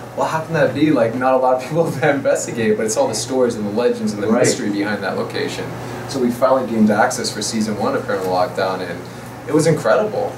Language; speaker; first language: English; native; English